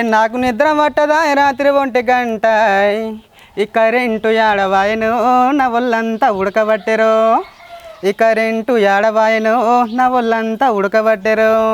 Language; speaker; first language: Telugu; non-native, local second language; Gondi